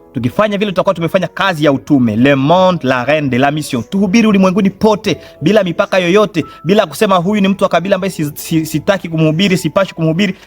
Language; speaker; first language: Swahili; native; Swahili